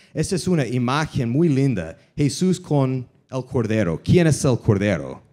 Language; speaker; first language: Spanish; non-native, learner; English